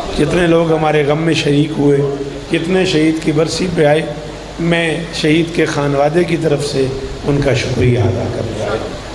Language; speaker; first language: Urdu; non-native, local second language; Punjabi